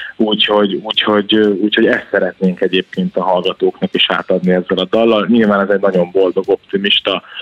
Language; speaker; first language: Hungarian; native; Hungarian